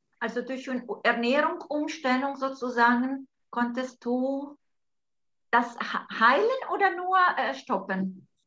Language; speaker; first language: German; non-native, fluent; Italian